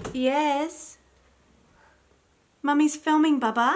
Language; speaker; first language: English; native; English